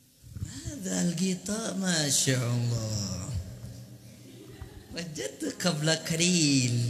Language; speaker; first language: Arabic; non-native, fluent; Indonesian